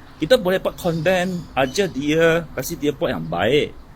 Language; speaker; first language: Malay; non-native, local second language; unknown